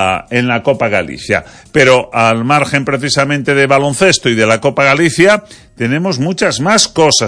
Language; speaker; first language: Spanish; native; Spanish